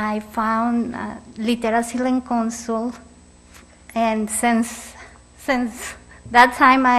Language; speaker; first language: English; non-native, learner; Spanish